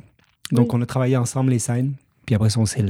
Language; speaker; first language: French; native; French